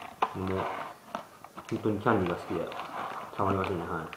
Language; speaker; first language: Japanese; early bilingual, heritage; Japanese